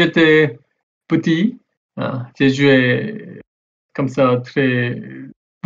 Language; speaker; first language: French; non-native, learner; Korean